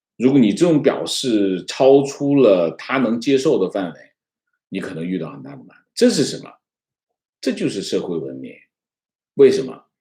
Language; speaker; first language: Chinese; native; Chinese